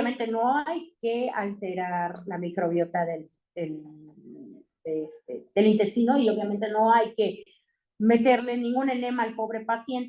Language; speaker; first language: Spanish; native; Spanish